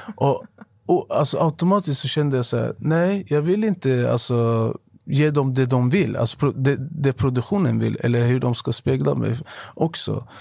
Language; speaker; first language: Swedish; non-native, fluent; Arabic